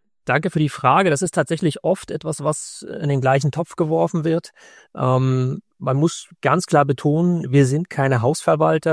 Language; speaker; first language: German; native; German